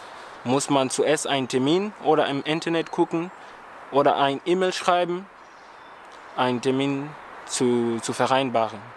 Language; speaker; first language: German; non-native, fluent; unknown